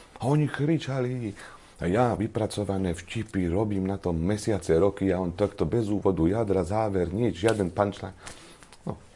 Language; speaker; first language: Slovak; native; Slovak